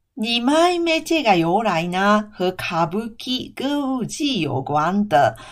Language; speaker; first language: Chinese; non-native, fluent; Japanese